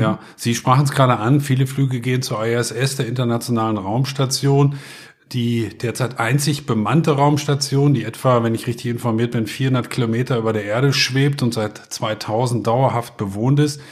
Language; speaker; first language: German; native; German